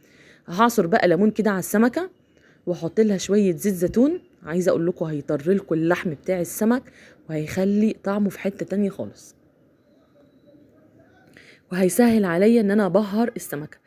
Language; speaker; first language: Arabic; native; Arabic